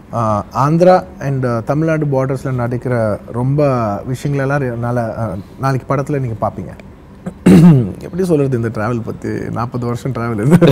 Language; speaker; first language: Tamil; non-native, local second language; Telugu